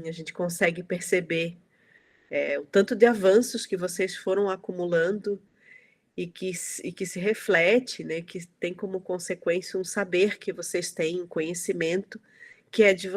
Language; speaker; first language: Portuguese; native; Portuguese